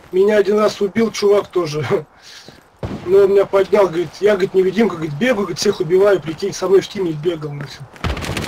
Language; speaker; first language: Russian; native; Russian